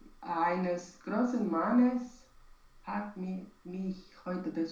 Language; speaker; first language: German; non-native, learner; Romanian